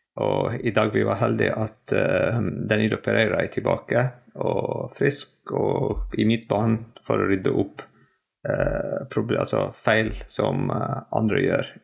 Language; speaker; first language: Norwegian; non-native, fluent; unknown